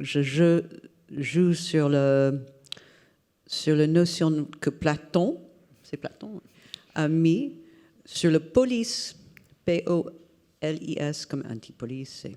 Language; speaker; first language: French; non-native, fluent; English